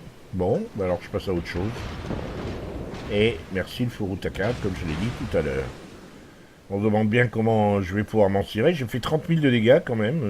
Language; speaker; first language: French; native; French